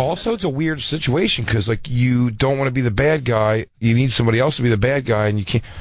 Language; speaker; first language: English; native; English